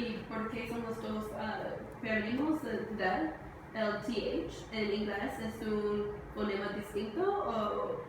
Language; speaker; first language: Spanish; non-native, learner; English